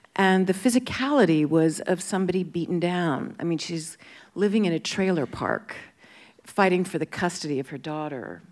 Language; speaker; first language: English; native; English